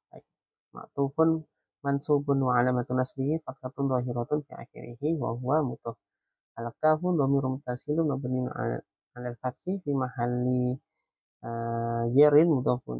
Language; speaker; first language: Arabic; non-native, fluent; Indonesian